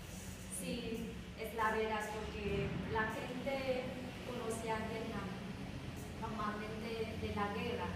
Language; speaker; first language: Spanish; non-native, learner; Vietnamese